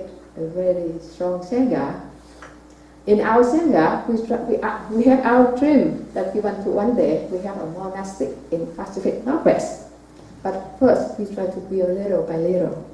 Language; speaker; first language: English; non-native, learner; Vietnamese